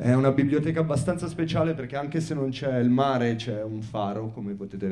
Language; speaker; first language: Italian; native; Italian